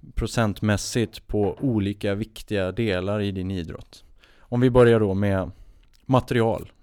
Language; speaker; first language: Swedish; native; Swedish